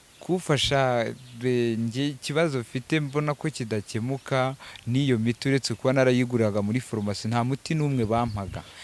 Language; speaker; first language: Kinyarwanda; native; Kinyarwanda